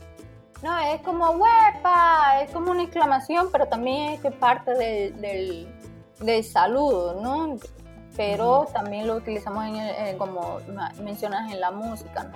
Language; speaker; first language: Spanish; native; Spanish